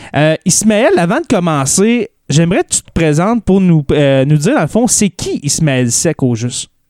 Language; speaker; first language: French; native; French